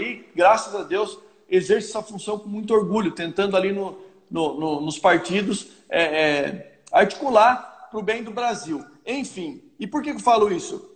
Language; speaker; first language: Portuguese; native; Portuguese